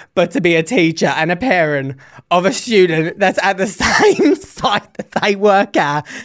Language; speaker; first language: English; native; English